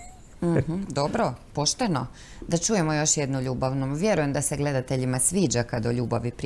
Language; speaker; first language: Croatian; native; Croatian